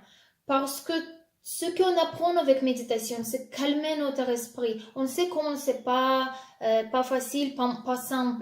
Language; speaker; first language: French; non-native, fluent; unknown